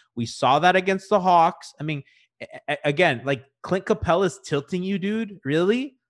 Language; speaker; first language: English; native; English